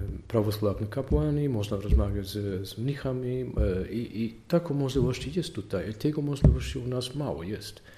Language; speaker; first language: Polish; non-native, learner; Dutch